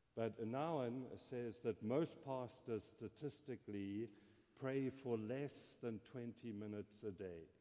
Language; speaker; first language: English; native; English